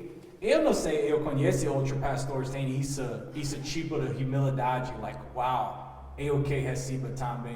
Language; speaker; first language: Portuguese; non-native, learner; English